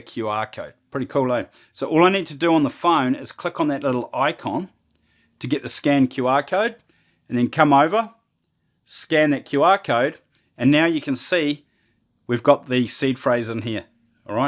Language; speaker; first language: English; native; English